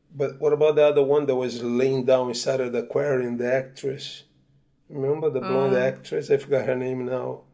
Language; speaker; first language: English; non-native, fluent; Portuguese